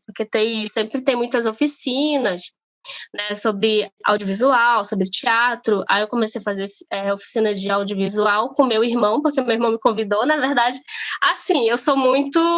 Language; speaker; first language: Portuguese; native; Portuguese